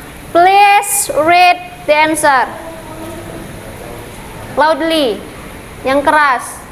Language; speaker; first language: English; non-native, learner; Indonesian